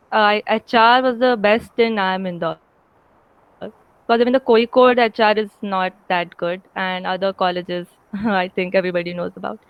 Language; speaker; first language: English; non-native, local second language; Hindi